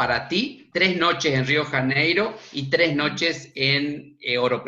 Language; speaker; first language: Spanish; native; Spanish